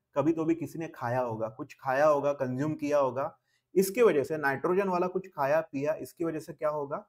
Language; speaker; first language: Hindi; non-native, local second language; Marathi